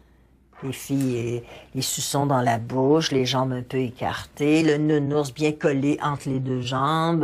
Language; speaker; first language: French; native; French